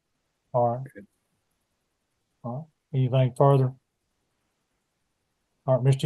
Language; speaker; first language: English; native; English